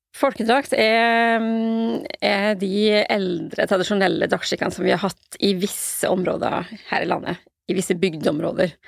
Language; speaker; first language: Norwegian; native; Norwegian